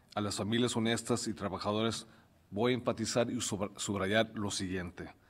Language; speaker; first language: Spanish; early bilingual, heritage; Spanish